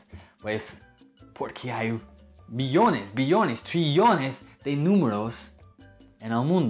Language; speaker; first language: Spanish; non-native, fluent; English